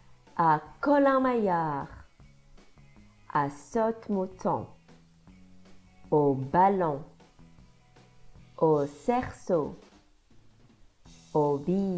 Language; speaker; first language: French; non-native, local second language; Arabic